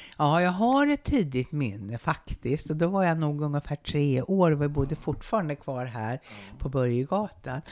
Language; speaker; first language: Swedish; native; Swedish